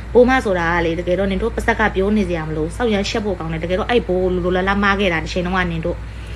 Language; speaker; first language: Burmese; native; Burmese